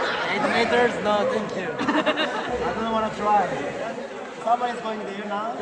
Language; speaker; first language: English; non-native, learner; Japanese